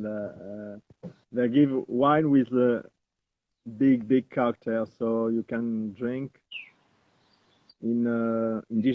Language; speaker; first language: English; non-native, learner; French